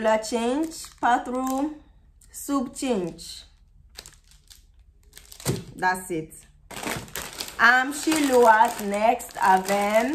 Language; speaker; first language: Romanian; non-native, learner; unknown